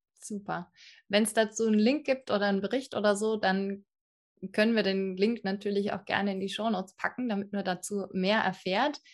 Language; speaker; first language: German; native; German